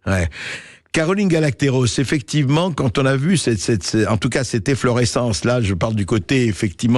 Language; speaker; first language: French; native; French